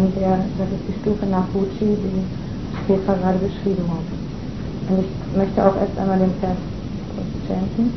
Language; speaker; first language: German; native; German